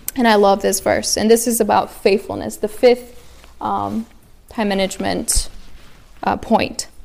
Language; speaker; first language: English; early bilingual, other home language; Spanish